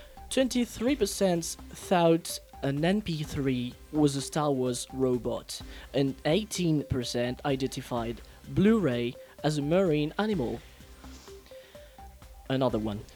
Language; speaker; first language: English; non-native, fluent; French